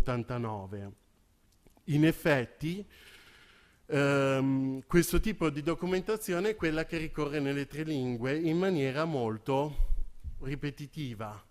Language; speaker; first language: Italian; native; Italian